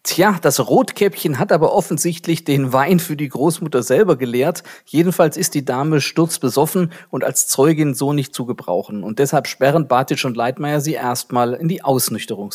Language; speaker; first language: German; native; German